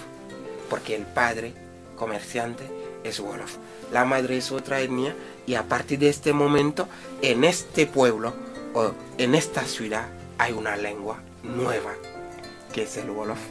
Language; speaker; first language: Spanish; non-native, fluent; Wolof